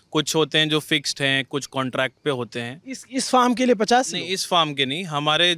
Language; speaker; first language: Hindi; native; Hindi